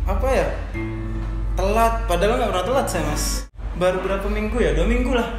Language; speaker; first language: Indonesian; native; Indonesian